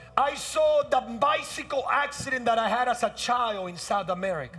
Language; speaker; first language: English; early bilingual, other home language; Spanish